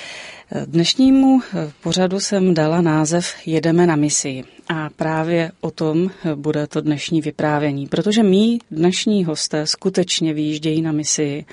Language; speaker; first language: Czech; native; Czech